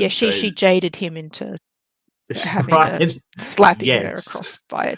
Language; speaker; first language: English; native; English